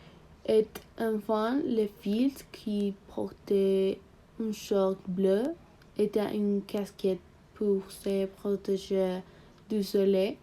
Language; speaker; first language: French; non-native, learner; Spanish